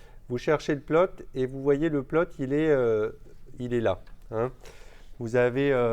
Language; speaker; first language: French; native; French